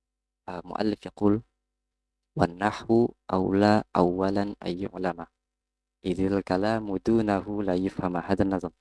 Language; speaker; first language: Indonesian; native; Indonesian